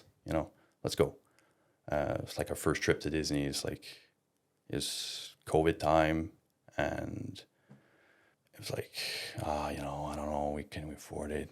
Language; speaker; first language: English; non-native, local second language; French